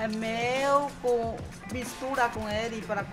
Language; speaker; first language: Portuguese; non-native, learner; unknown